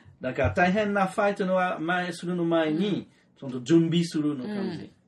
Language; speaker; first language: Japanese; non-native, learner; French